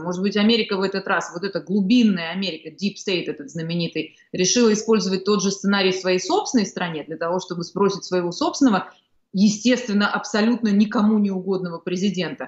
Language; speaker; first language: Russian; native; Russian